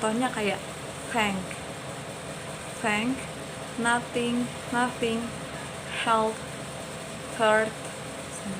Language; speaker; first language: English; non-native, learner; Indonesian